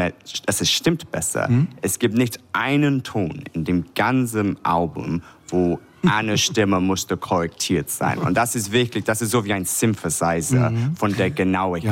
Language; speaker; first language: German; non-native, fluent; English